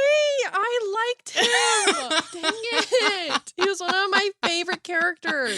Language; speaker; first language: English; native; English